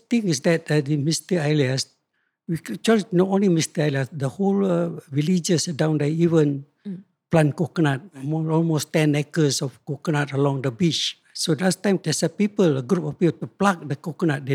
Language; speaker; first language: English; non-native, local second language; Malay